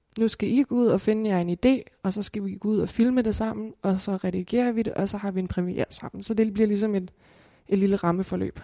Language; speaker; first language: Danish; native; Danish